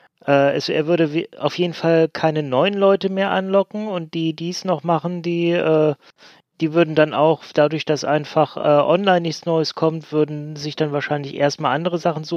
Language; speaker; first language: German; native; German